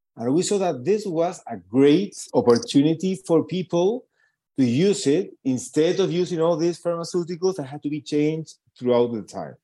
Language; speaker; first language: English; non-native, fluent; Spanish